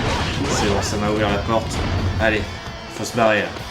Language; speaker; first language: French; native; French